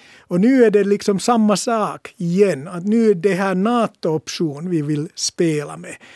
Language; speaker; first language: Swedish; non-native, local second language; Finnish